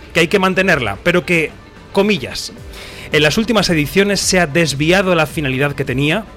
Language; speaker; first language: Spanish; native; Spanish